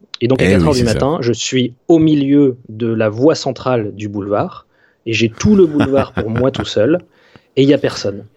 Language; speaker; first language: French; native; French